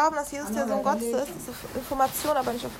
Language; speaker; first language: German; native; German